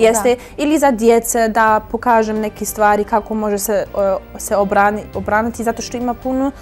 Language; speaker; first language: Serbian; early bilingual, heritage; German